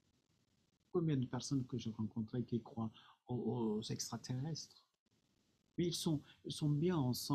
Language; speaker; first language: French; non-native, fluent; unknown